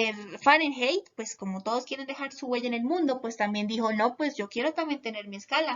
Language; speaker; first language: Spanish; native; Spanish